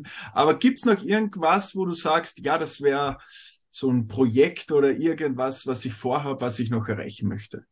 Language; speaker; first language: German; native; German